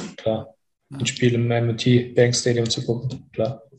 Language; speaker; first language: German; native; German